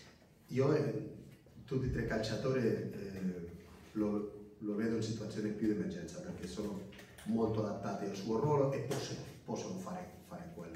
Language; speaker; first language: Italian; non-native, fluent; Spanish